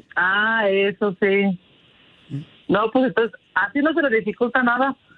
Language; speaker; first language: Spanish; native; Spanish